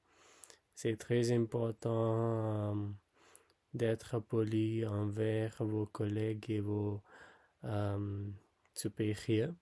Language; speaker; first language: French; non-native, learner; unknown